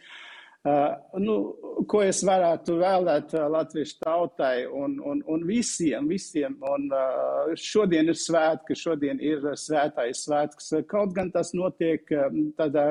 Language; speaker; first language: Latvian; non-native, fluent; Uzbek